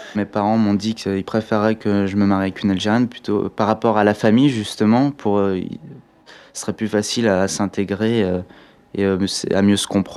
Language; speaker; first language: French; early bilingual, other home language; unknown